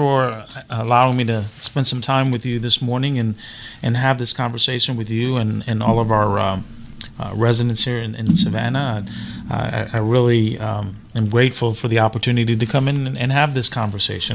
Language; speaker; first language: English; native; English